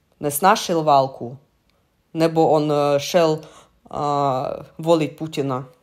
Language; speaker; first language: Czech; non-native, learner; Russian